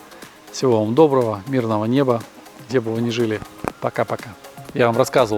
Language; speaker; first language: Russian; native; Russian